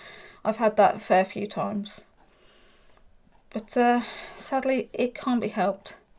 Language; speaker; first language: English; native; English